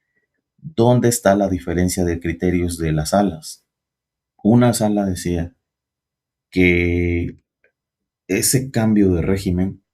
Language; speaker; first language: Spanish; native; Spanish